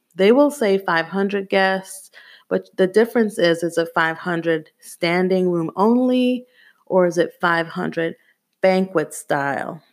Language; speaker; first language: English; native; English